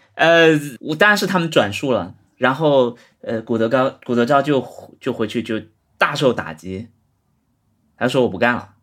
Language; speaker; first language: Chinese; non-native, local second language; Hakka Chinese